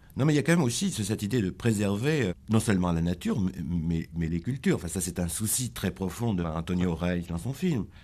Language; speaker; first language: French; native; French